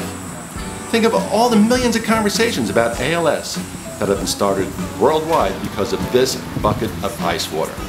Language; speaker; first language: English; native; English